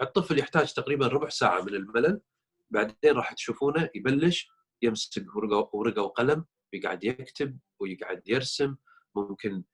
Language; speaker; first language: Arabic; native; Arabic